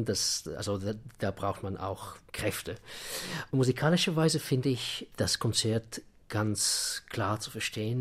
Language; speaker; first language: German; non-native, fluent; Russian